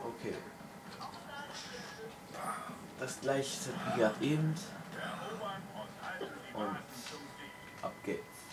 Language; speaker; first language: German; native; German